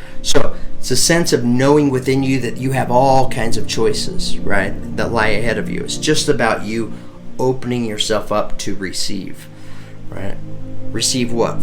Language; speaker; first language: English; native; English